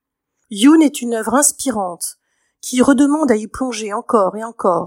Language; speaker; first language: French; native; French